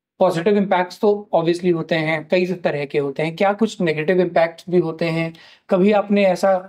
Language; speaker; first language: Hindi; native; Hindi